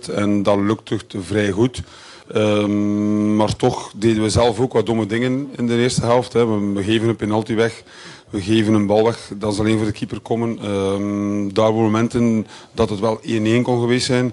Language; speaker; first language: Dutch; native; Dutch